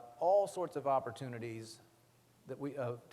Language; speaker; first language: English; native; English